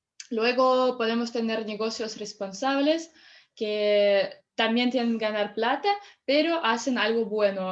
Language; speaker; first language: Spanish; non-native, fluent; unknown